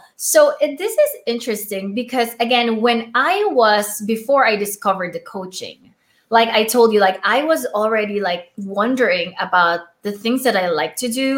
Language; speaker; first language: English; non-native, local second language; Filipino